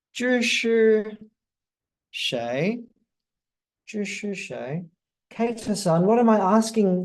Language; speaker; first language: Chinese; non-native, fluent; English